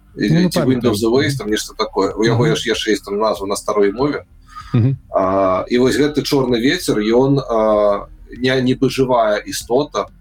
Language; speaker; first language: Belarusian; native; Belarusian